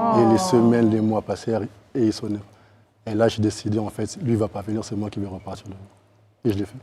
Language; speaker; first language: French; early bilingual, other home language; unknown